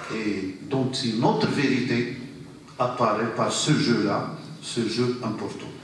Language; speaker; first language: French; non-native, local second language; Arabic